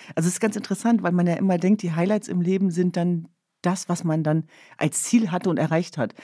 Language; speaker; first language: German; early bilingual, other home language; Kurdish